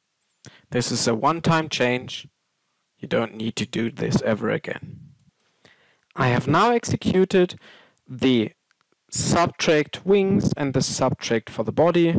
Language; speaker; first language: English; non-native, fluent; German